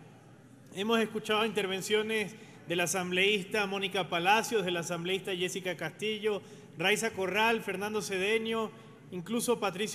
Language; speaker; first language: Spanish; native; Spanish